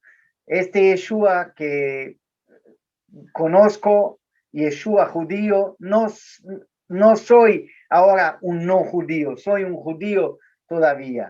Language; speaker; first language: Spanish; non-native, learner; Portuguese